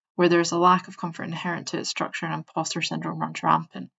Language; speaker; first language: English; native; English